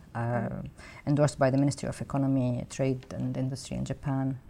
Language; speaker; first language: English; non-native, fluent; Arabic